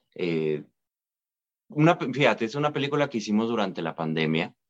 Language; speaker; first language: Spanish; native; Spanish